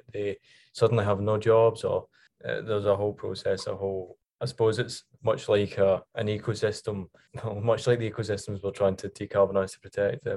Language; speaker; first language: English; native; English